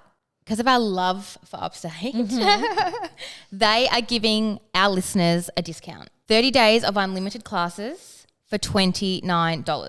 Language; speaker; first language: English; native; English